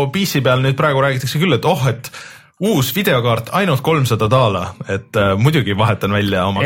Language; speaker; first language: Estonian; native; Estonian